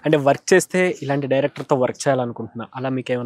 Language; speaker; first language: Telugu; native; Telugu